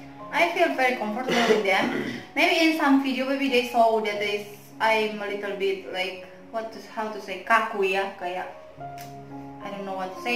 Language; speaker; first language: English; non-native, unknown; Indonesian